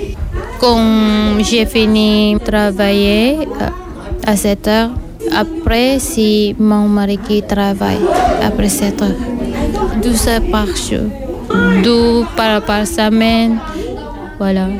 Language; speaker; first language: French; non-native, learner; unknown